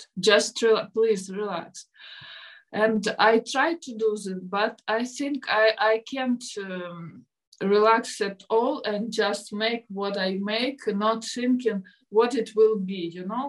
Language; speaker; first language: English; non-native, learner; Ukrainian